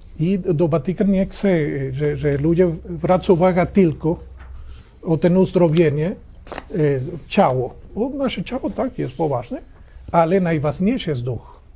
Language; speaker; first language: Polish; non-native, learner; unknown